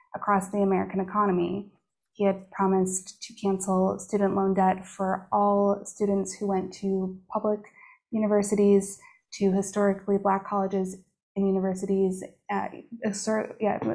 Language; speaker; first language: English; native; English